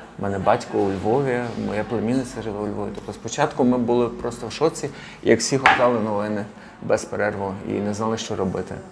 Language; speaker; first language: Ukrainian; native; Ukrainian